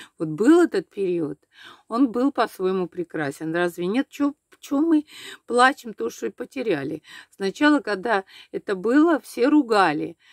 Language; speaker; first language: Russian; native; Russian